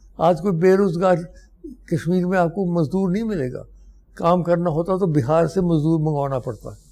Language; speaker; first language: Hindi; non-native, local second language; Dogri